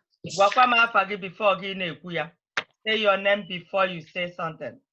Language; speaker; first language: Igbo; native; Igbo